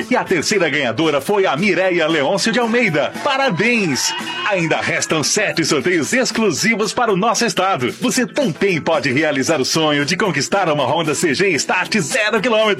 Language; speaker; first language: Portuguese; native; Portuguese